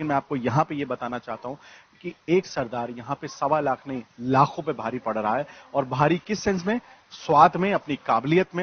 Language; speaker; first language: Hindi; native; Hindi